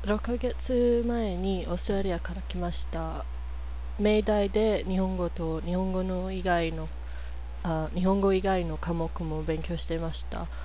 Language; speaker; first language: Japanese; non-native, fluent; English